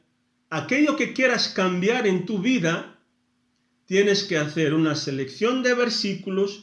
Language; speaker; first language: Spanish; non-native, fluent; Portuguese